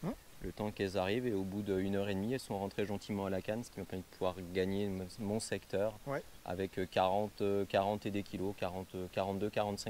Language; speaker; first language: French; native; French